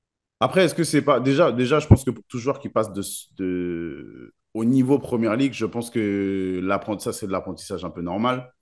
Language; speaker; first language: French; native; French